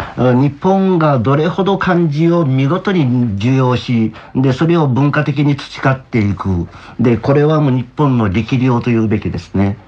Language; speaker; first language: Japanese; native; Japanese